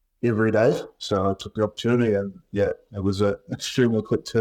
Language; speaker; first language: English; native; English